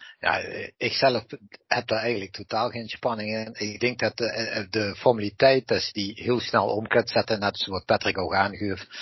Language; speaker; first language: Dutch; native; Dutch